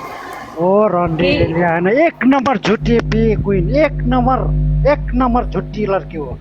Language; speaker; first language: Hindi; non-native, learner; Nepali